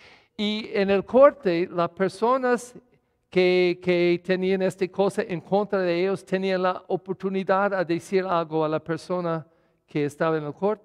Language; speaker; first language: Spanish; non-native, fluent; English